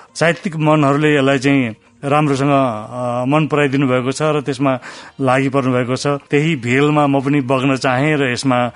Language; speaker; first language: Nepali; native; Nepali